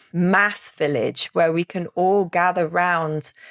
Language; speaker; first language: English; native; English